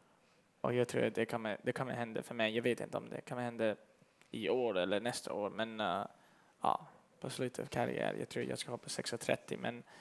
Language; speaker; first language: Swedish; early bilingual, heritage; English